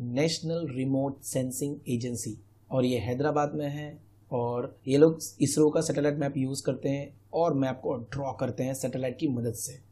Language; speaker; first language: Hindi; non-native, local second language; Gujarati